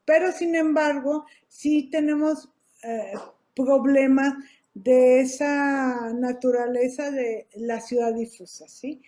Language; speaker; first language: Spanish; native; Spanish